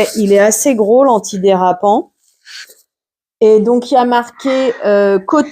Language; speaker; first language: French; native; French